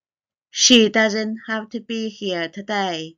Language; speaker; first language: English; non-native, fluent; Chinese